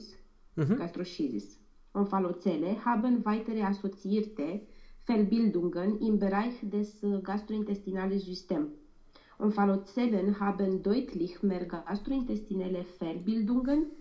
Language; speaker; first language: German; non-native, learner; Romanian